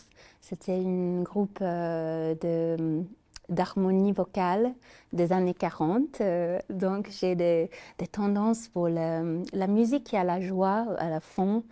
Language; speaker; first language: French; non-native, learner; English